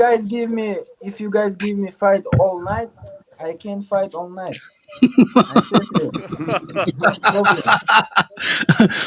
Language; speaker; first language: English; non-native, learner; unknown